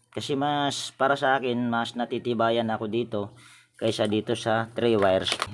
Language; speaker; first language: Filipino; native; Filipino